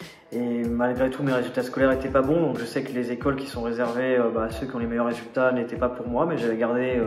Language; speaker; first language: French; native; French